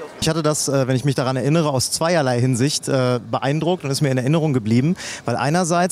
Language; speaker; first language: German; native; German